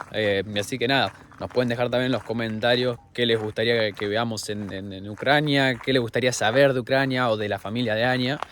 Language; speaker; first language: Spanish; native; Spanish